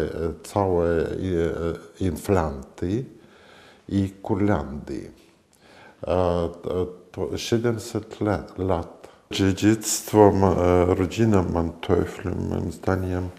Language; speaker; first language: Polish; non-native, fluent; Latvian